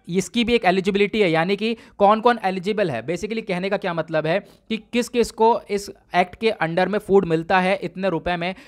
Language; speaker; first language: Hindi; native; Hindi